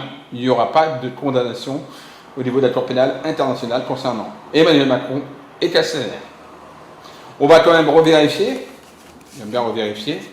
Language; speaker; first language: French; native; French